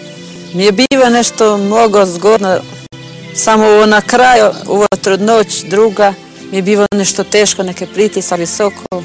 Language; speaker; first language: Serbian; non-native, learner; Albanian